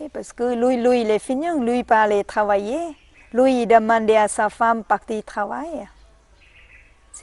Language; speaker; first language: French; non-native, learner; Thai